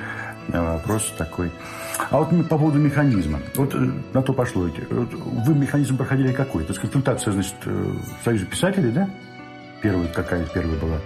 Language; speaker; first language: Russian; native; Russian